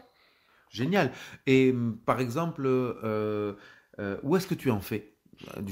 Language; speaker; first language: French; native; French